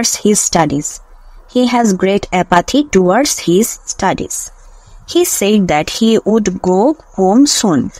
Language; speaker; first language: English; non-native, local second language; Bangla